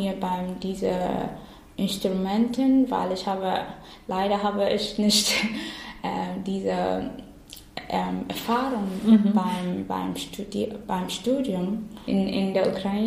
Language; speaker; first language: German; non-native, learner; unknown